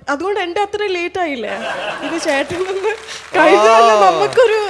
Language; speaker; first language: Malayalam; early bilingual, other home language; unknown